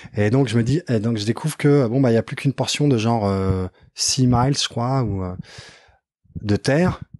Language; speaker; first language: French; native; French